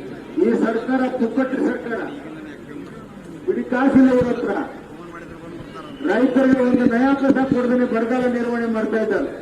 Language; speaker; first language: Kannada; native; Kannada